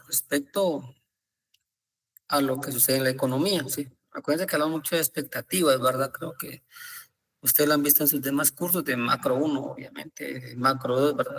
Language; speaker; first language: Spanish; native; Spanish